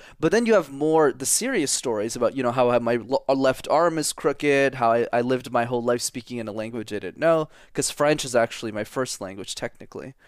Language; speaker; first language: English; native; English